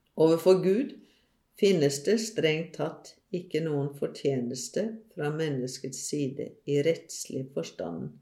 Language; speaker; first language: Norwegian; native; Norwegian